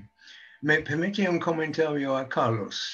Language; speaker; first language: Spanish; non-native, fluent; English